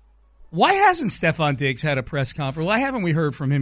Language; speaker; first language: English; native; English